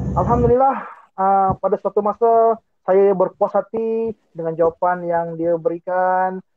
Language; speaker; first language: Malay; non-native, local second language; Iban